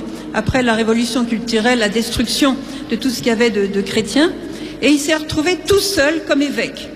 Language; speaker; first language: French; native; French